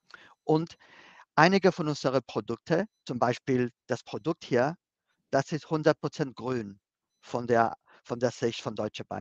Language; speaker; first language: German; non-native, fluent; Spanish